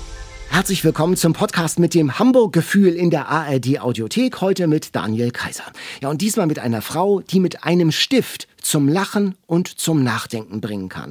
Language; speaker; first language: German; native; German